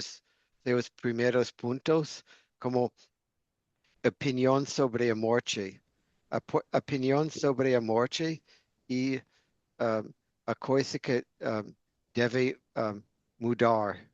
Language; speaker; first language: Portuguese; non-native, fluent; English